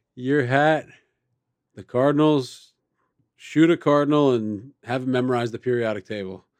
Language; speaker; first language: English; native; English